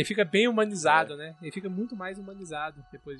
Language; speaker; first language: Portuguese; native; Portuguese